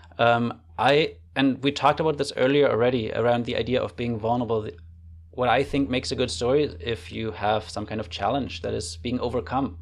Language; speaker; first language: English; non-native, fluent; German